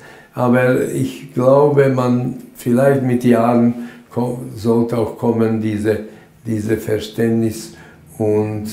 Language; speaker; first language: German; non-native, fluent; Latvian